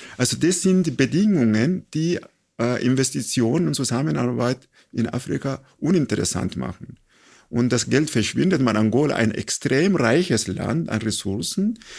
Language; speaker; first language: German; non-native, fluent; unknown